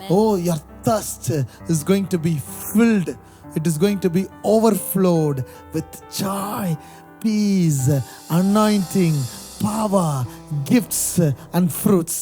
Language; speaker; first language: English; non-native, local second language; Tamil